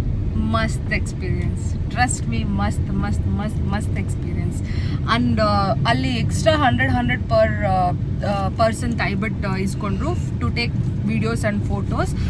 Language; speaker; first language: Kannada; native; Kannada